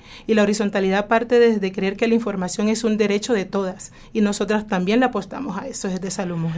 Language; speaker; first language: Spanish; native; Spanish